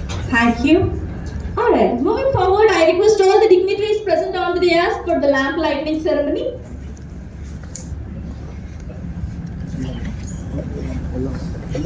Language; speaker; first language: English; non-native, local second language; Telugu